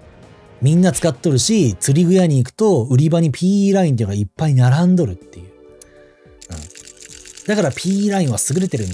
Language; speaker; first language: Japanese; native; Japanese